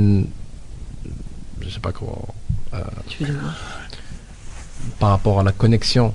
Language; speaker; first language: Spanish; non-native, learner; Arabic